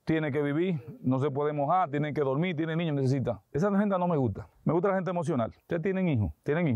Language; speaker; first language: Spanish; native; Spanish